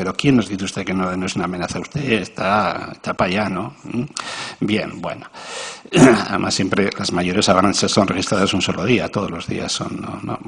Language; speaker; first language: Spanish; native; Spanish